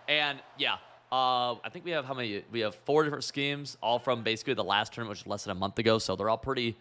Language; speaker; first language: English; native; English